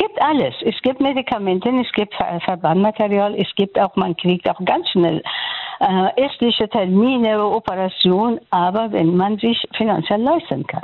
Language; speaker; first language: German; non-native, fluent; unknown